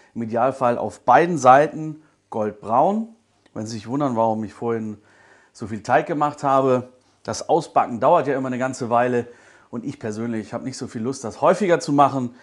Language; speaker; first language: German; native; German